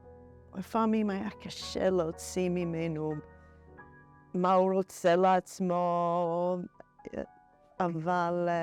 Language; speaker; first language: Hebrew; non-native, fluent; English